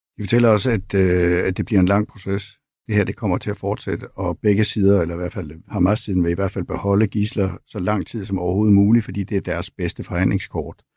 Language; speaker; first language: Danish; native; Danish